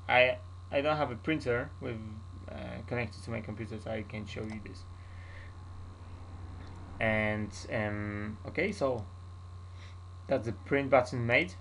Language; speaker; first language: English; non-native, fluent; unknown